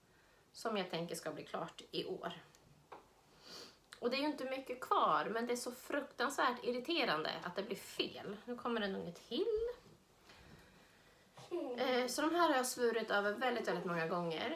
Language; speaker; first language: Swedish; native; Swedish